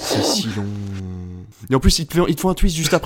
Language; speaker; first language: French; native; French